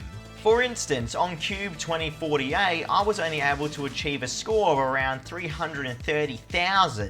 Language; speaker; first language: English; native; English